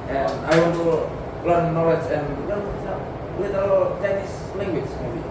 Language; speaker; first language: English; non-native, learner; Indonesian